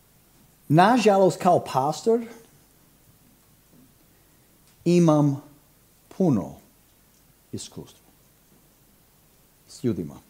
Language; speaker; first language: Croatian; non-native, fluent; English